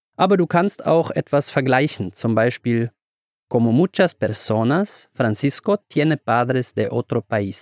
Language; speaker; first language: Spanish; non-native, fluent; German